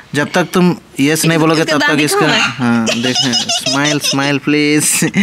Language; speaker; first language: Hindi; non-native, local second language; Sadri